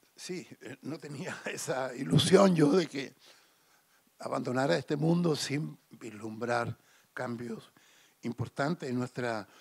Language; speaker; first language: Spanish; native; Spanish